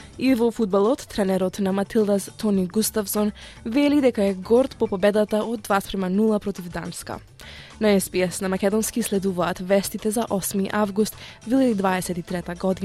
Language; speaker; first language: Macedonian; native; Macedonian